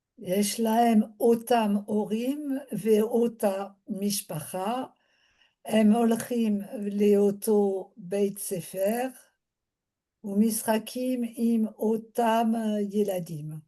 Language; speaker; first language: Hebrew; non-native, learner; French